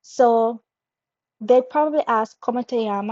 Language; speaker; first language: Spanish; non-native, fluent; English